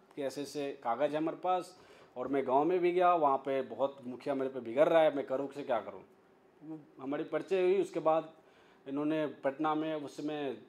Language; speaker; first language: Hindi; native; Hindi